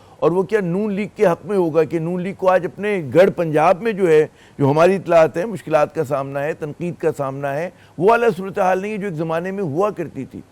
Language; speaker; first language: Urdu; native; Urdu